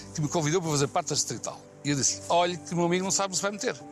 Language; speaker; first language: Portuguese; native; Portuguese